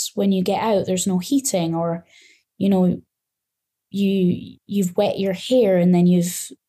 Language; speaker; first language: English; native; English